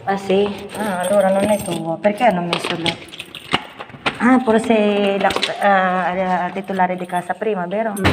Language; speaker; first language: Italian; non-native, learner; Filipino